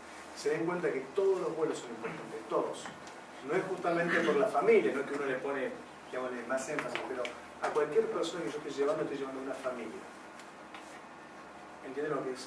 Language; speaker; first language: Spanish; native; Spanish